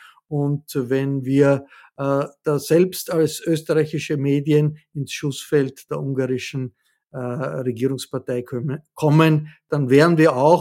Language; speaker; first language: German; native; German